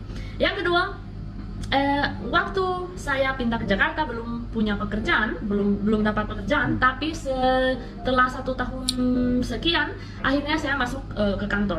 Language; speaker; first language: Indonesian; non-native, fluent; Spanish